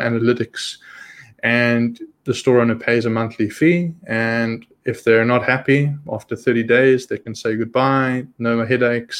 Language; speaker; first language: English; native; English